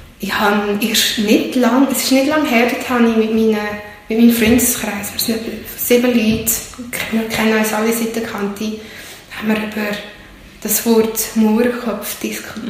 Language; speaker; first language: German; early bilingual, other home language; Turkish